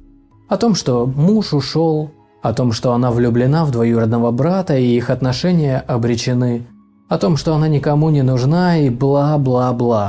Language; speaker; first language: Russian; native; Russian